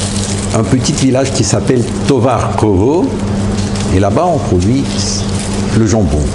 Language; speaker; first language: French; non-native, fluent; Russian